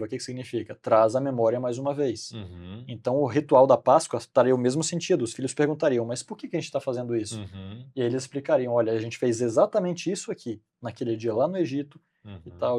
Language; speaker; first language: Portuguese; native; Portuguese